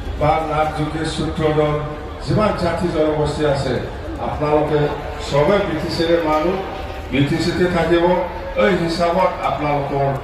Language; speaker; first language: Assamese; non-native, local second language; Bodo